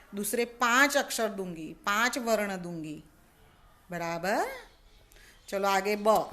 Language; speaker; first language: Hindi; non-native, local second language; Gujarati